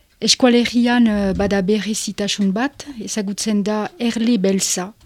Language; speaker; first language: Basque; non-native, local second language; French